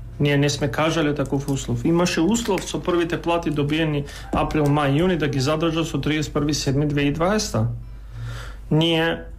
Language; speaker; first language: Macedonian; non-native, local second language; Albanian